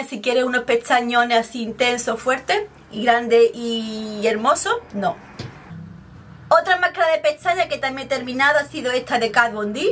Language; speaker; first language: Spanish; native; Spanish